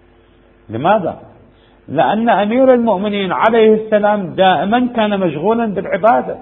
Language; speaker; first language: Arabic; native; Arabic